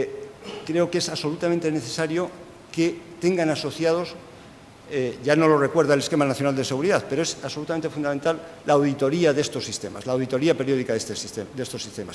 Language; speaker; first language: Spanish; native; Spanish